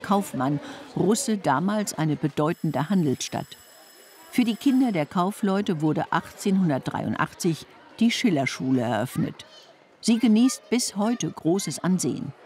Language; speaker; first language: German; native; German